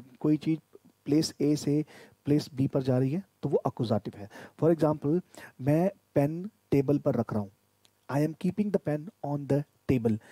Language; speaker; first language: Hindi; native; Hindi